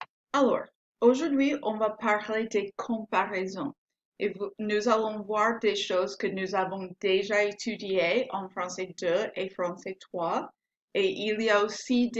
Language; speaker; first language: French; non-native, fluent; English